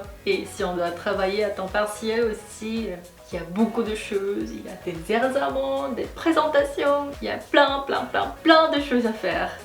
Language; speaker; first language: French; non-native, fluent; Korean